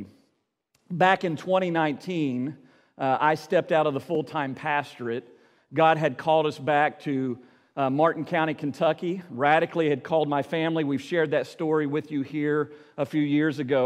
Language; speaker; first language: English; native; English